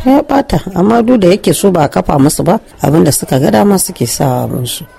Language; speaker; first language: Hausa; non-native, local second language; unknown